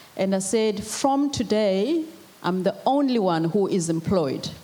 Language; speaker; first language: English; non-native, local second language; Zulu